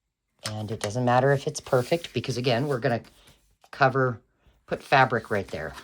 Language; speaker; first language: English; native; English